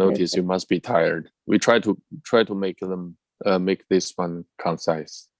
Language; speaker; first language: English; non-native, fluent; Chinese